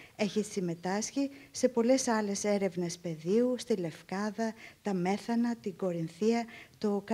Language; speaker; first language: Greek; native; Greek